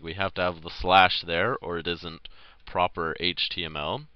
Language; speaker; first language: English; native; English